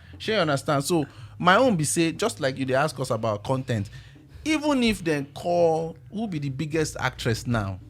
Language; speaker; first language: Nigerian Pidgin; native; Nigerian Pidgin